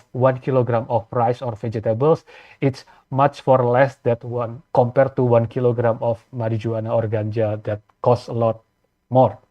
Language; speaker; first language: English; non-native, fluent; Indonesian